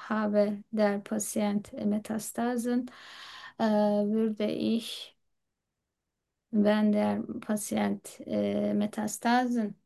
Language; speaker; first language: German; non-native, learner; Turkish